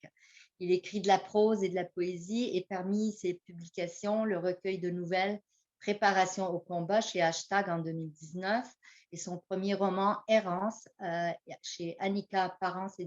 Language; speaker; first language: French; early bilingual, heritage; French